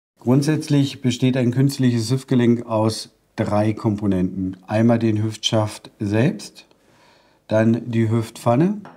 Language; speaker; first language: German; native; German